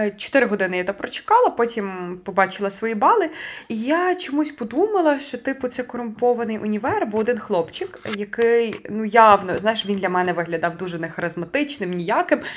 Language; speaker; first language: Ukrainian; native; Ukrainian